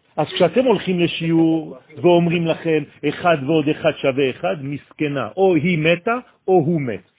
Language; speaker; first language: Hebrew; non-native, fluent; French